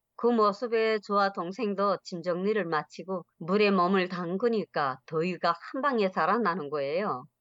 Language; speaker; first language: Korean; native; Korean